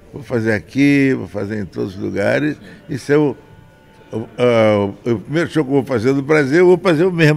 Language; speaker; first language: Portuguese; native; Portuguese